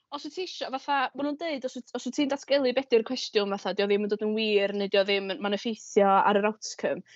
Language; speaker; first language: Welsh; native; Welsh